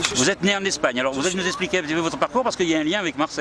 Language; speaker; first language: French; native; French